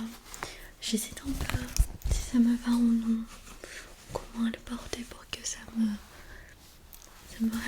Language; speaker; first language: French; non-native, fluent; Armenian